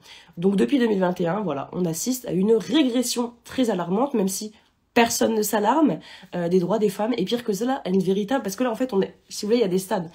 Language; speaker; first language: French; native; French